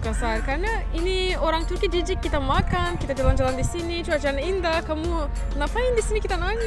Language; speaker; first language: Indonesian; non-native, fluent; Turkish